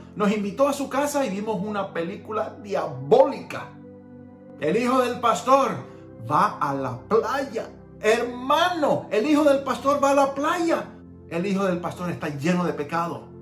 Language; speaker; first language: Spanish; early bilingual, heritage; Spanish